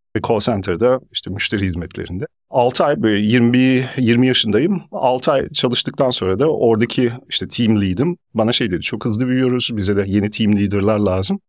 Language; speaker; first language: Turkish; early bilingual, heritage; Turkish